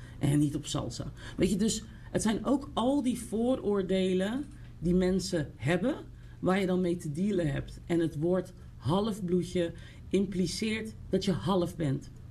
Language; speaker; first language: Dutch; native; Dutch